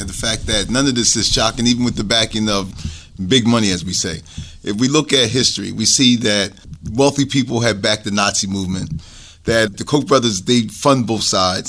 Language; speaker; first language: English; native; English